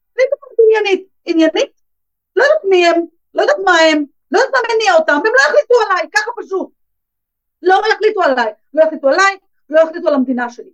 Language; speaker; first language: Hebrew; native; Hebrew